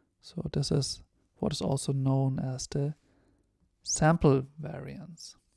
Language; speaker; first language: English; non-native, fluent; German